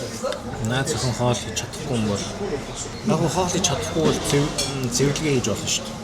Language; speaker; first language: Mongolian; non-native, fluent; Korean